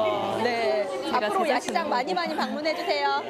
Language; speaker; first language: Korean; native; Korean